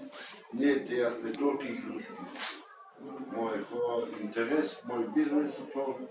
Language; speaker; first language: Russian; non-native, learner; Bulgarian